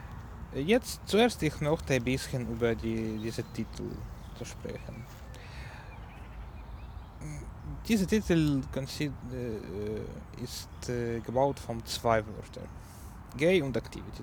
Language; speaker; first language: German; non-native, learner; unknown